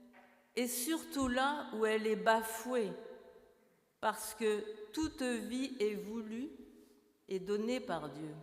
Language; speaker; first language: French; native; French